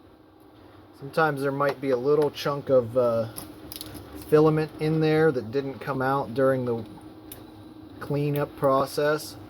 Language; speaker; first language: English; native; English